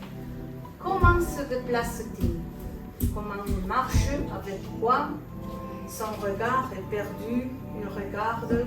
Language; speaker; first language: French; non-native, fluent; Spanish